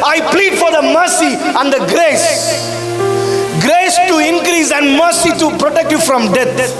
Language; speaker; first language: English; non-native, local second language; Tamil